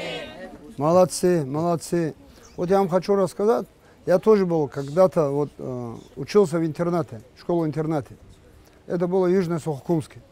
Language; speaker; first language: Russian; non-native, local second language; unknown